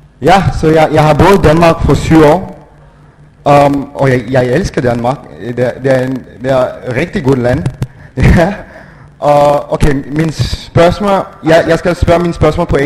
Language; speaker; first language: Danish; non-native, learner; Indonesian